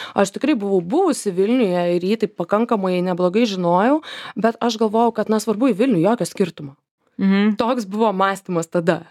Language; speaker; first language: Lithuanian; native; Lithuanian